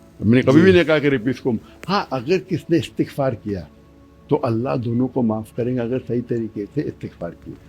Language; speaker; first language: Urdu; non-native, local second language; Konkani